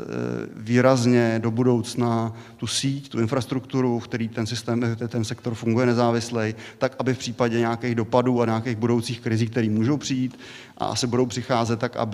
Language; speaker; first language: Czech; native; Czech